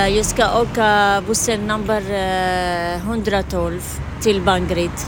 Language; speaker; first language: Swedish; non-native, learner; Arabic